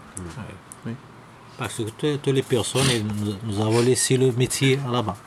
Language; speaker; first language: French; non-native, learner; Arabic